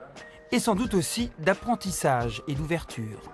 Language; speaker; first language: French; native; French